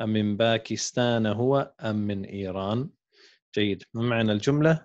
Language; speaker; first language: Arabic; non-native, fluent; English